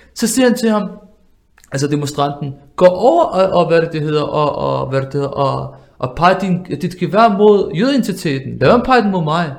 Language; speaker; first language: Danish; early bilingual, other home language; Arabic